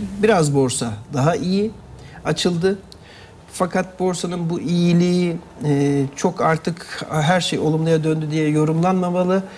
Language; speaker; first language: Turkish; native; Turkish